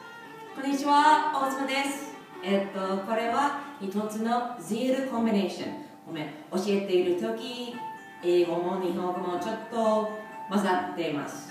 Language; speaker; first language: Japanese; non-native, learner; English